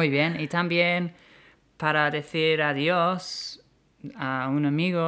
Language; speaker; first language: Spanish; non-native, fluent; English